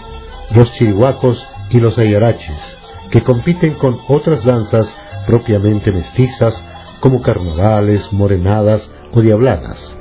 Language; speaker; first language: Spanish; native; Spanish